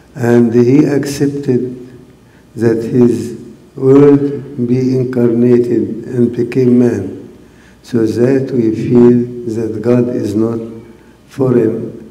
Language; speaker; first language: English; non-native, fluent; Arabic